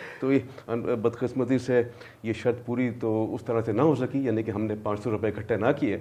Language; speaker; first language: Urdu; non-native, local second language; Punjabi